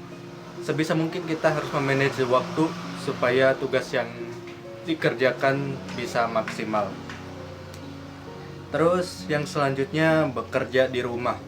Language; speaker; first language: Indonesian; native; Indonesian